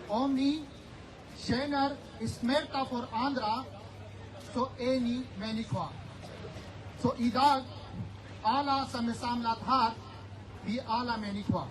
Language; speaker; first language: Swedish; non-native, fluent; Urdu